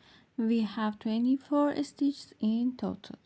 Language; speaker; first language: English; non-native, learner; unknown